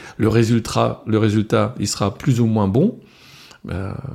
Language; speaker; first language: French; non-native, local second language; Swiss German